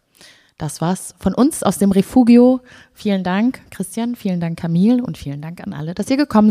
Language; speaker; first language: German; native; German